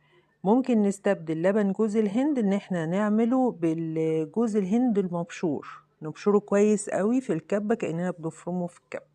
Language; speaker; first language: Arabic; native; Arabic